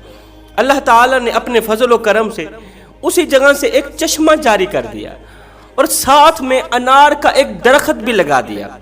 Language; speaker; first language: Urdu; native; Urdu